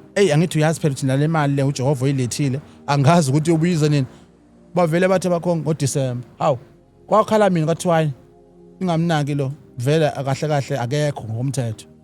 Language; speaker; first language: Zulu; native; Zulu